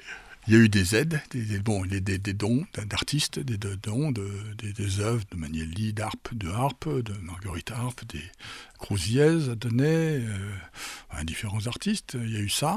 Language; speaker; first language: French; native; French